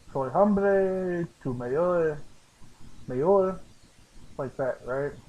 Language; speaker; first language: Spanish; non-native, learner; English